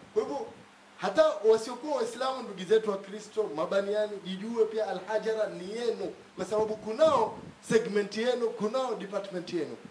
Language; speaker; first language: Swahili; native; Swahili